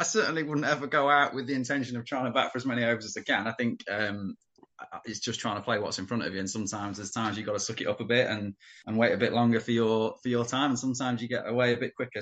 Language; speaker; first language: English; native; English